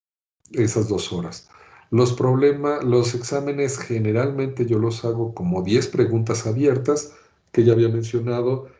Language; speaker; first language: Spanish; native; Spanish